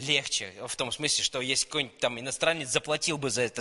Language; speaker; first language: Russian; native; Russian